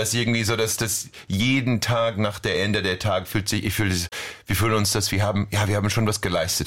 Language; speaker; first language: German; non-native, fluent; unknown